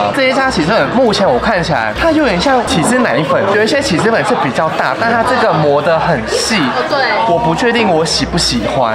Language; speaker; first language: Chinese; native; Chinese